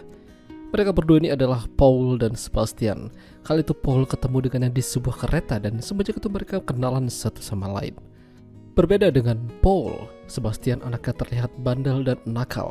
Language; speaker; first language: Indonesian; non-native, local second language; Javanese